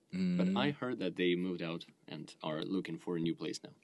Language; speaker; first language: English; non-native, fluent; Russian